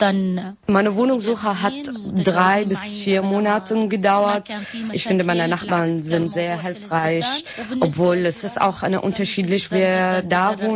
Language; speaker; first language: German; non-native, learner; Arabic